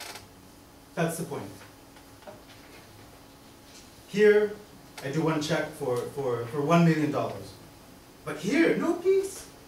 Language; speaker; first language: English; non-native, learner; Tibetan